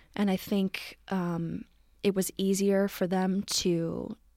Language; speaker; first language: English; native; English